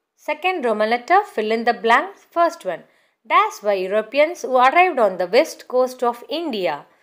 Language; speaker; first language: English; non-native, local second language; Tamil